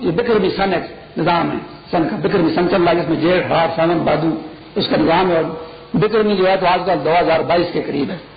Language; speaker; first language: Urdu; non-native, local second language; Pashto